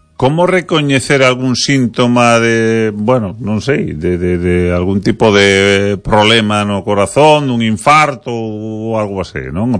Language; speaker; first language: Galician; native; Galician